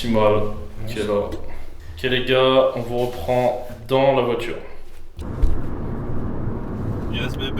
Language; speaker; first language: French; native; French